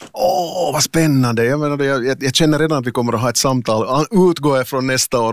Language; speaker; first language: Swedish; native; Swedish